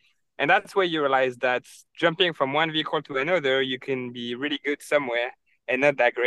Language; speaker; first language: English; non-native, fluent; French